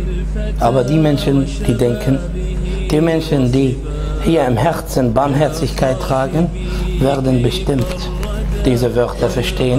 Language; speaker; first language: German; non-native, fluent; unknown